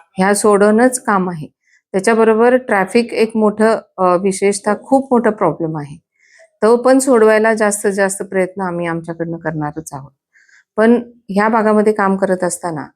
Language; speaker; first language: Marathi; native; Marathi